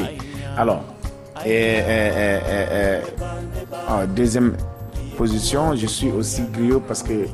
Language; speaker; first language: French; non-native, local second language; Bambara